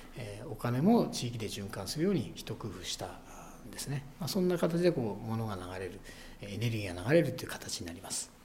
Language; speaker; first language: Japanese; native; Japanese